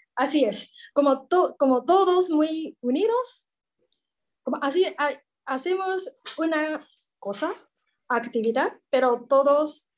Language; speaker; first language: Spanish; non-native, learner; Chinese